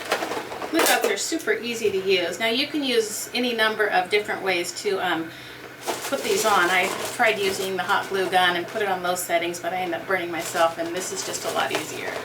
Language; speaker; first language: English; native; English